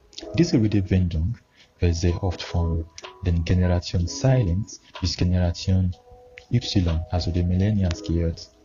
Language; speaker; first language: German; non-native, fluent; Yoruba